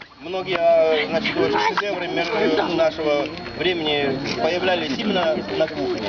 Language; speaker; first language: Russian; native; Russian